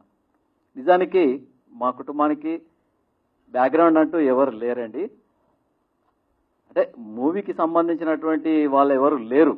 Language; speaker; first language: Telugu; native; Telugu